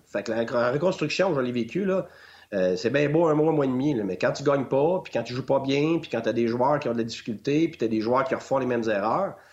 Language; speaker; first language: French; native; French